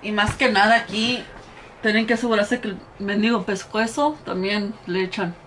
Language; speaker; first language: Spanish; early bilingual, heritage; Spanish